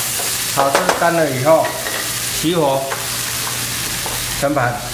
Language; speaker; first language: Chinese; native; Chinese